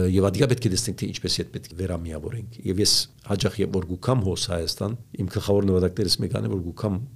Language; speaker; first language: Armenian; early bilingual, heritage; Arabic